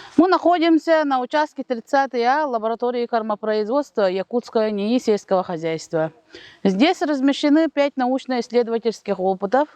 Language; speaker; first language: Russian; non-native, local second language; Yakut